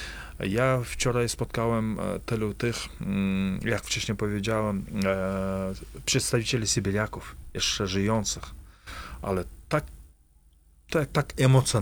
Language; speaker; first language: Polish; non-native, fluent; Kazakh